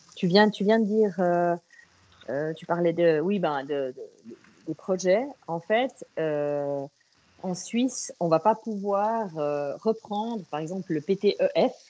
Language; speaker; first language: French; native; French